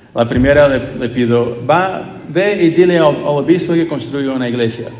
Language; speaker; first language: Spanish; non-native, fluent; English